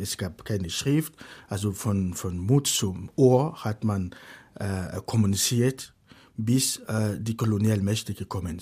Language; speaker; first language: German; non-native, fluent; Fon